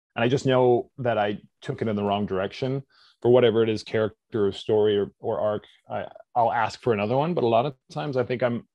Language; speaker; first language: English; native; English